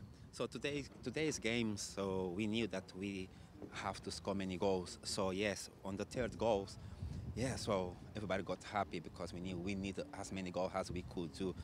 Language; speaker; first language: English; non-native, fluent; Portuguese